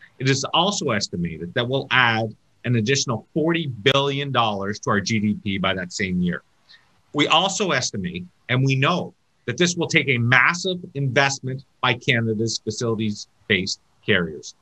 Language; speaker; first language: English; native; English